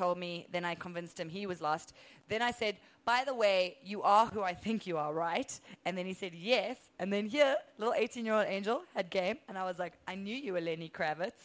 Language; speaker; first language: English; native; English